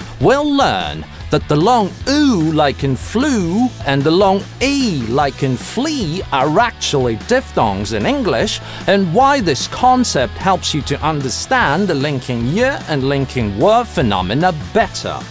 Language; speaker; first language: English; non-native, fluent; Russian